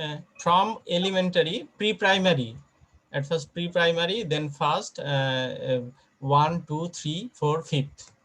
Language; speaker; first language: English; non-native, fluent; Bangla